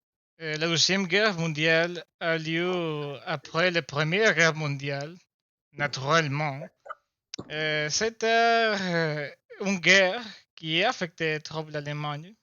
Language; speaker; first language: French; non-native, learner; Spanish